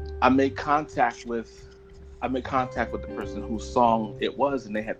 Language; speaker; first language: English; native; English